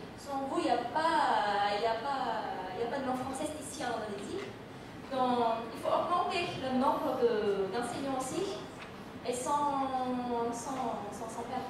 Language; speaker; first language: French; non-native, fluent; Indonesian